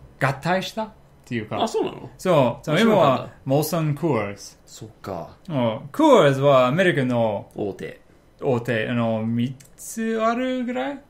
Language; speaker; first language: Japanese; non-native, learner; English